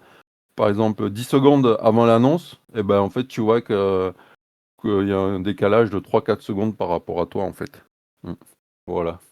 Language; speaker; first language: French; native; French